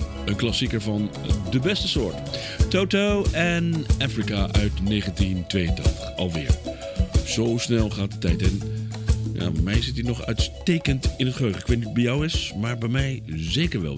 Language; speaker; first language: Dutch; native; Dutch